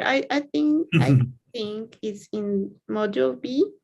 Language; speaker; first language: English; non-native, learner; Spanish